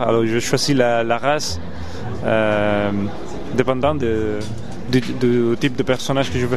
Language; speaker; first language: French; non-native, fluent; Spanish